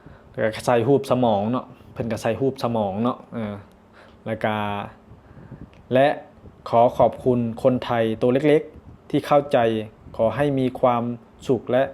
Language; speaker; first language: Thai; non-native, local second language; Northeastern Thai